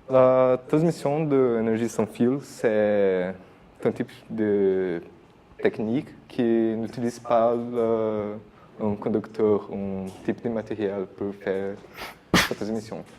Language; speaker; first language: French; non-native, learner; Portuguese